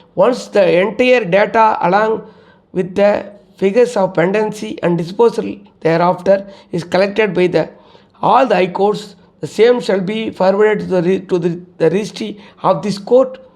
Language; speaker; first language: English; non-native, local second language; Tamil